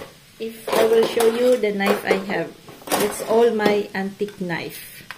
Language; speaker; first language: English; non-native, local second language; Filipino